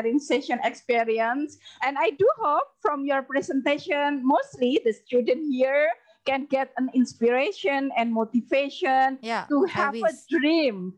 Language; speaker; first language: English; non-native, learner; Indonesian